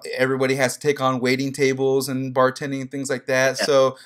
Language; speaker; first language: English; native; English